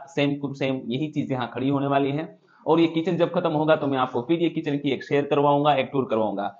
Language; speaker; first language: Hindi; non-native, local second language; Gujarati